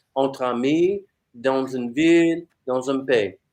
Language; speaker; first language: French; non-native, fluent; English